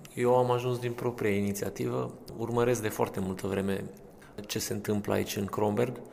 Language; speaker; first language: Romanian; native; Romanian